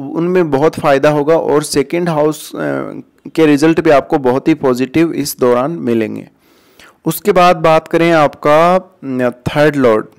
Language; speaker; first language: Hindi; native; Hindi